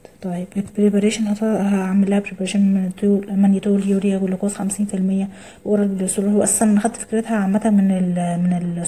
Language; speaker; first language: Arabic; native; Arabic